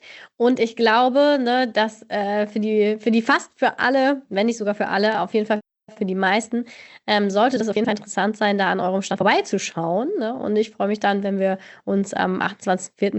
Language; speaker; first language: German; native; German